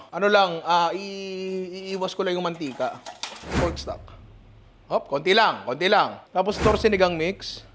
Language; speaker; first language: Filipino; native; Filipino